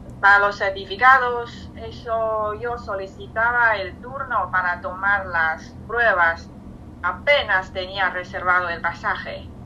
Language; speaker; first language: Spanish; non-native, fluent; Chinese